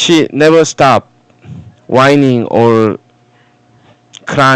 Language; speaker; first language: English; non-native, fluent; Korean